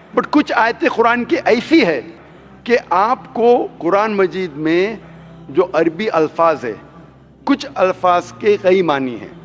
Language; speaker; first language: Hindi; non-native, local second language; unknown